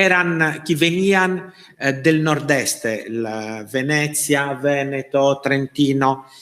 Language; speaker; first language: Spanish; non-native, fluent; Italian